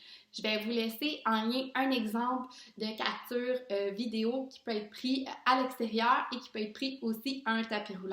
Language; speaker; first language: French; native; French